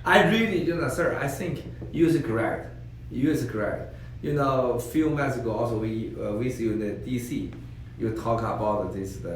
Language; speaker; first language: English; non-native, learner; Chinese